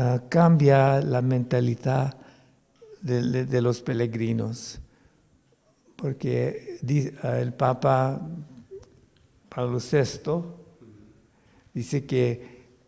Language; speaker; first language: Spanish; non-native, fluent; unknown